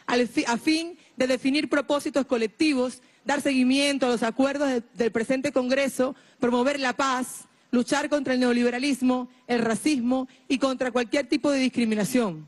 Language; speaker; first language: Spanish; native; Spanish